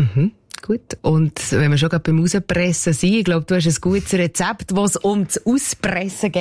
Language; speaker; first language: German; native; German